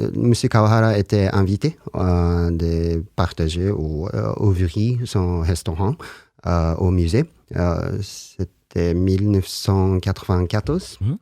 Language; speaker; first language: French; non-native, learner; Japanese